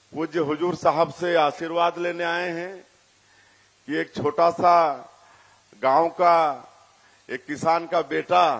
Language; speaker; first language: Hindi; native; Hindi